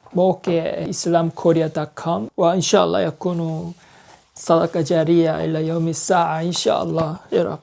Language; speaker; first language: Arabic; non-native, learner; Korean